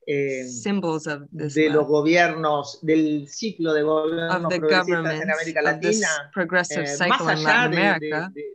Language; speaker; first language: English; non-native, fluent; Spanish